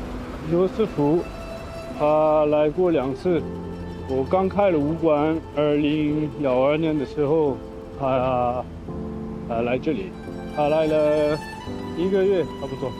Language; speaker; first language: Chinese; non-native, fluent; French